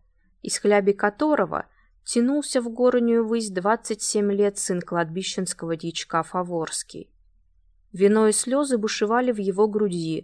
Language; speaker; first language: Russian; native; Russian